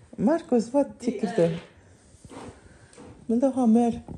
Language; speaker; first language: Swedish; non-native, learner; Mongolian